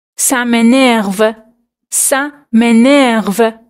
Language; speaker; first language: French; non-native, fluent; Persian